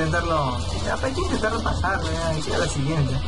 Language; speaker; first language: Spanish; native; Spanish